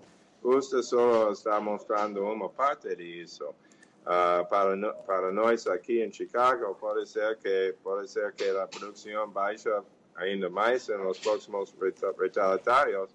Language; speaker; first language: Portuguese; non-native, fluent; English